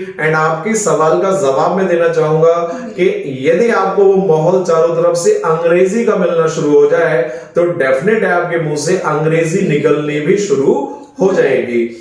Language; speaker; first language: Hindi; native; Hindi